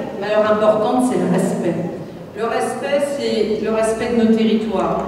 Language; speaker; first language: French; native; French